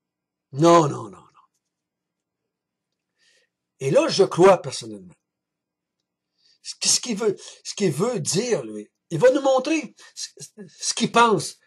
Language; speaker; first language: French; native; French